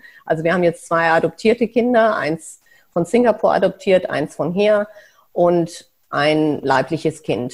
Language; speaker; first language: German; native; German